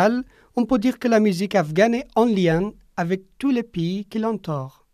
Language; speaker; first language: French; non-native, fluent; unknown